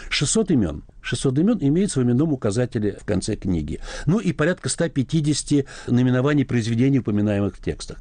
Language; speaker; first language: Russian; native; Russian